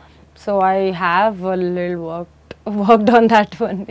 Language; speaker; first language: Telugu; non-native, fluent; Kannada